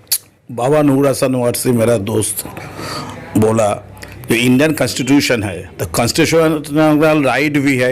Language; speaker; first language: Hindi; non-native, local second language; Bangla